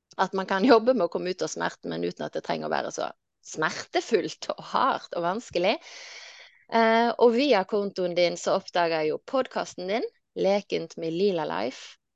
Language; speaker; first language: Norwegian; native; Norwegian